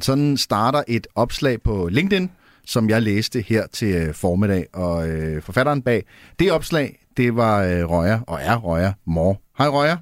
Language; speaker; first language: Danish; native; Danish